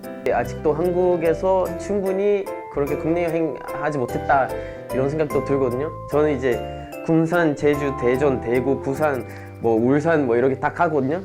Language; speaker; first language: Korean; non-native, fluent; Portuguese